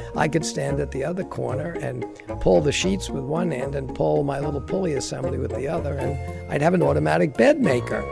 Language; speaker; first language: English; native; English